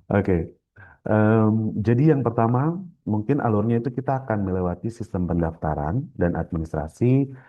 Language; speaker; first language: Indonesian; native; Indonesian